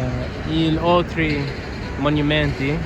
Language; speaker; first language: Italian; non-native, learner; English